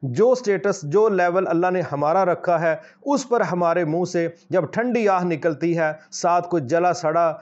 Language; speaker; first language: Urdu; native; Urdu